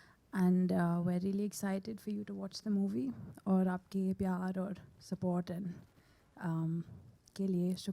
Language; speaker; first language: Hindi; non-native, local second language; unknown